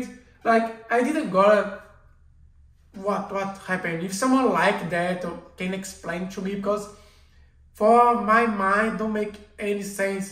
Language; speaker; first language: English; non-native, learner; Portuguese